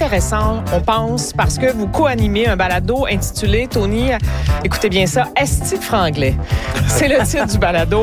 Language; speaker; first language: French; native; French